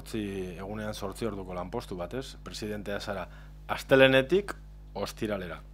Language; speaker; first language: Spanish; native; Spanish